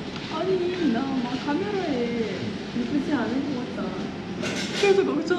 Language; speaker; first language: Korean; non-native, learner; Uzbek